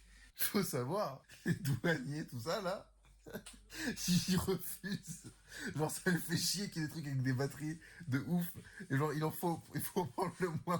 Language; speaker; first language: French; native; French